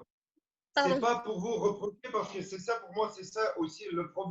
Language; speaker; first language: French; non-native, fluent; Romanian